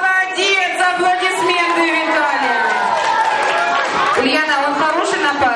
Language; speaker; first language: Russian; native; Russian